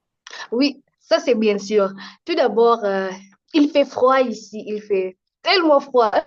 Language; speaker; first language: French; non-native, fluent; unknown